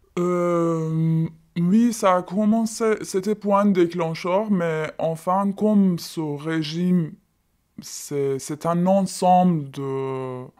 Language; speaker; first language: French; non-native, fluent; Persian